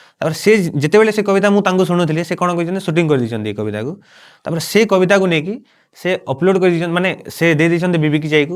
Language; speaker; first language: Odia; non-native, local second language; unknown